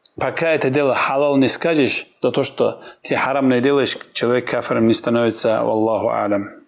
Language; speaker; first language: Russian; non-native, local second language; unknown